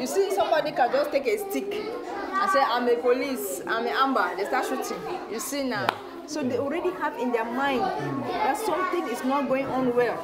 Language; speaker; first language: English; native; English